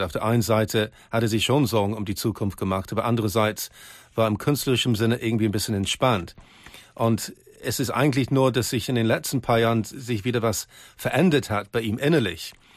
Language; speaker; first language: German; native; German